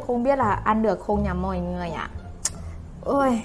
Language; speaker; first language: Vietnamese; non-native, learner; Thai